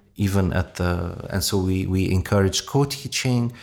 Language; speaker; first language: English; non-native, fluent; Arabic